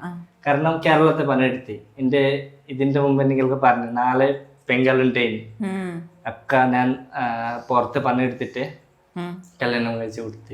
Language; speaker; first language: Malayalam; non-native, learner; Hindi